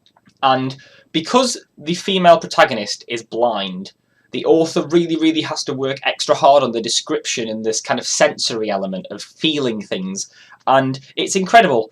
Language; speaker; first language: English; native; English